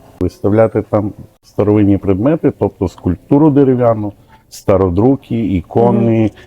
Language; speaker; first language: Ukrainian; native; Ukrainian